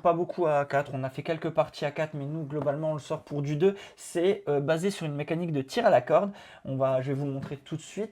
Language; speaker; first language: French; native; French